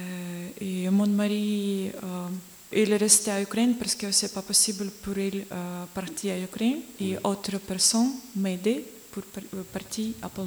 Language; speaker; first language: French; non-native, learner; Ukrainian